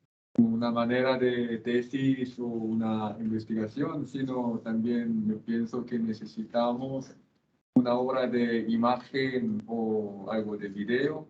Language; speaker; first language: Spanish; non-native, fluent; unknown